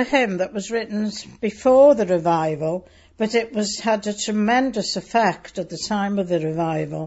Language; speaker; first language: English; non-native, local second language; Welsh